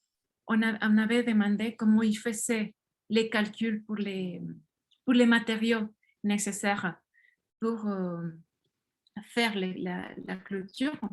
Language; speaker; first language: French; non-native, fluent; Spanish